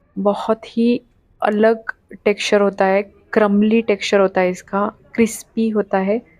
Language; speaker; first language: Hindi; non-native, local second language; Marathi